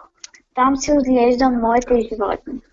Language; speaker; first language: Bulgarian; native; Bulgarian